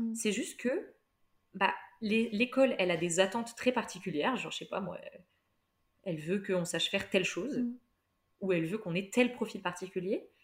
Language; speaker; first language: French; native; French